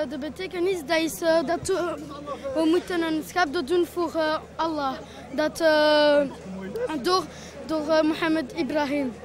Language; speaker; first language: Dutch; early bilingual, other home language; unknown